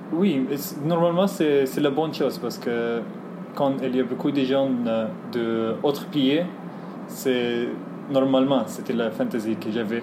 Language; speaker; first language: French; non-native, learner; Arabic